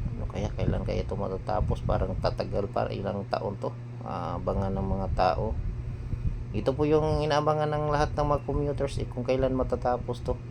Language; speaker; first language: Filipino; non-native, local second language; Cebuano